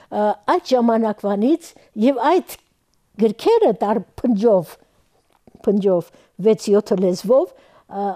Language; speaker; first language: Armenian; early bilingual, heritage; Armenian